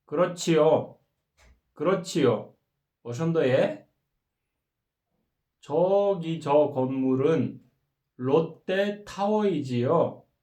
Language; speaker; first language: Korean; non-native, fluent; Kyrgyz